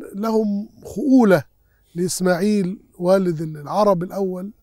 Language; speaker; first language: Arabic; native; Arabic